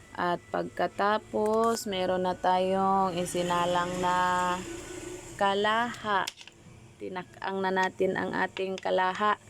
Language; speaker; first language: Filipino; non-native, local second language; Cebuano